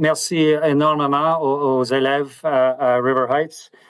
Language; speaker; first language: French; non-native, learner; English